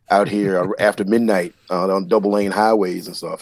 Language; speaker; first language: English; native; English